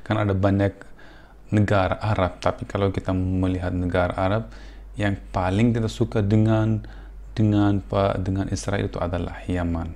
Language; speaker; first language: Indonesian; non-native, fluent; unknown